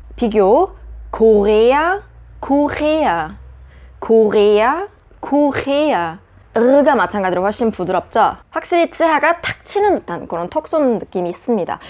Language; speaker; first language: Korean; native; Korean